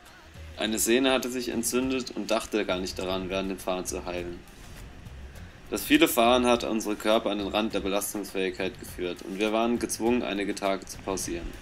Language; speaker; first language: German; native; German